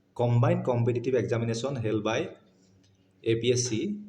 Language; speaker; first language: English; non-native, local second language; Assamese